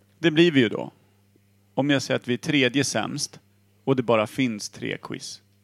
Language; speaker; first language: Swedish; native; Swedish